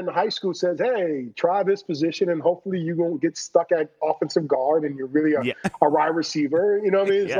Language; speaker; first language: English; native; English